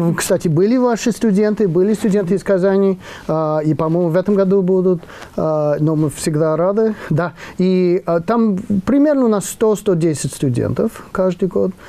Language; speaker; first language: Russian; non-native, fluent; English